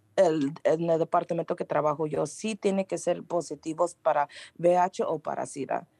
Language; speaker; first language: Spanish; early bilingual, heritage; Spanish